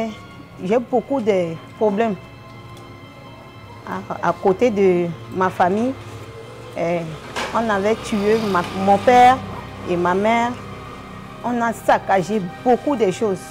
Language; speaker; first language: French; non-native, local second language; Sango